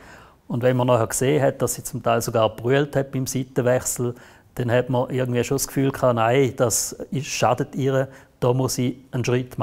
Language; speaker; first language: German; native; German